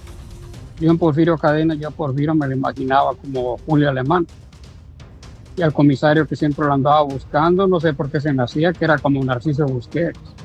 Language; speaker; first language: Spanish; native; Spanish